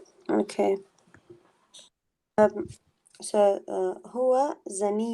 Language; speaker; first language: Arabic; non-native, learner; English